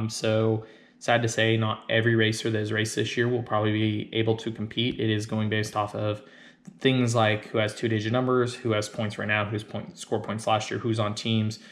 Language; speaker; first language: English; native; English